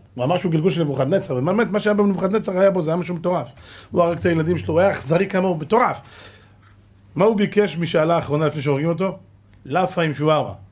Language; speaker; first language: Hebrew; native; Hebrew